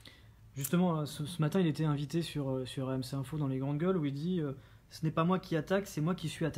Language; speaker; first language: French; native; French